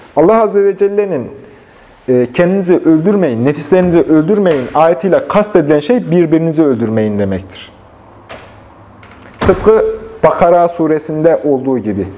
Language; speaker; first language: Turkish; native; Turkish